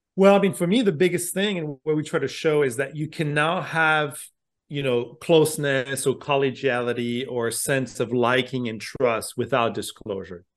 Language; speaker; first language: English; non-native, fluent; French